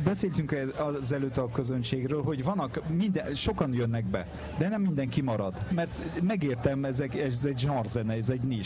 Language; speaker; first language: Hungarian; early bilingual, heritage; French